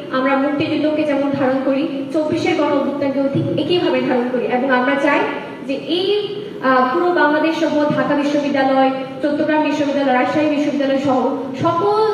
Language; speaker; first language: Bangla; non-native, local second language; Chakma